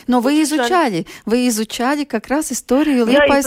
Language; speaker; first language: Russian; native; Russian